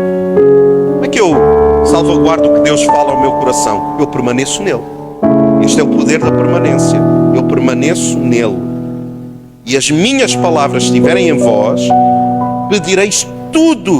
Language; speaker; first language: Portuguese; native; Portuguese